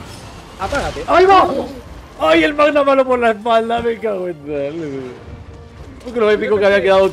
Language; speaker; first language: Spanish; native; Spanish